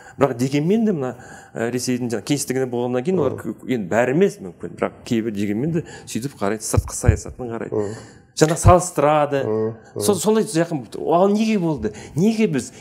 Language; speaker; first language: Kazakh; native; Kazakh